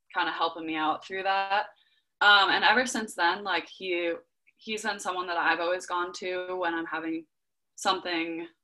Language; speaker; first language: English; native; English